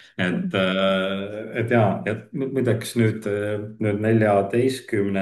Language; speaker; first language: Estonian; native; Estonian